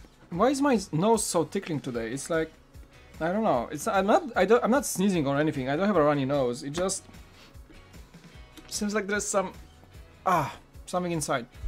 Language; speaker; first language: English; non-native, fluent; Polish